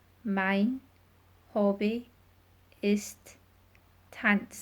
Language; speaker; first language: German; non-native, fluent; English